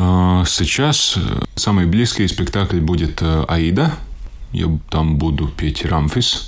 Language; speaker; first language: Russian; non-native, local second language; Latvian